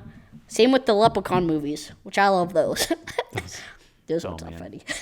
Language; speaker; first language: English; native; English